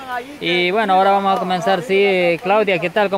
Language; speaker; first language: Spanish; native; Spanish